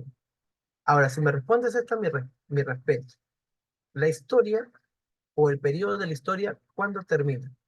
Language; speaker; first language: Spanish; native; Spanish